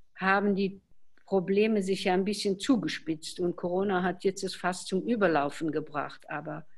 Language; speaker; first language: German; non-native, local second language; Luxembourgish